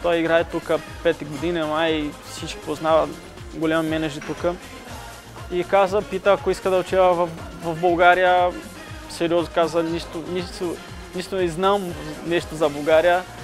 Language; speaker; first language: Bulgarian; non-native, learner; Portuguese